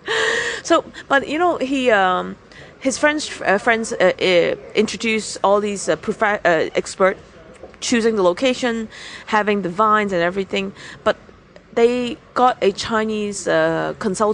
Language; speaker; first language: English; non-native, local second language; Cantonese